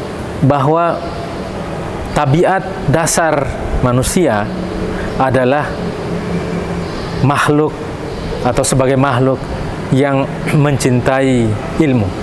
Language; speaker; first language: Indonesian; native; Indonesian